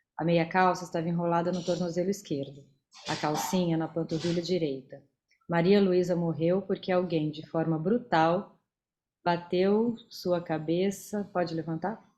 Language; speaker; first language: Portuguese; native; Portuguese